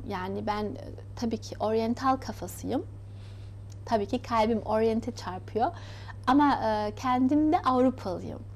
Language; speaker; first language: Turkish; early bilingual, heritage; Turkish